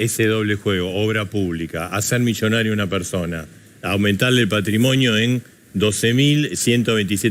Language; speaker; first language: Spanish; native; Spanish